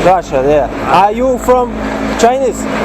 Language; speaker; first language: English; non-native, learner; Russian